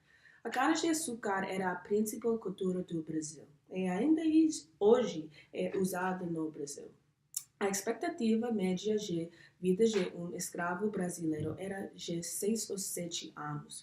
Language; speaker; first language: Portuguese; non-native, learner; English